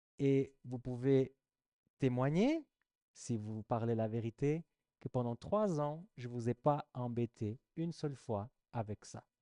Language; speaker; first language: French; non-native, fluent; Portuguese